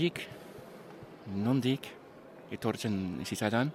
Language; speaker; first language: Basque; non-native, learner; English